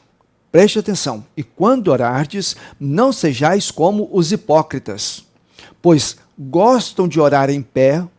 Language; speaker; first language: Portuguese; native; Portuguese